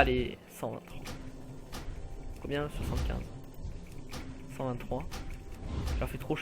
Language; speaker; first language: French; native; French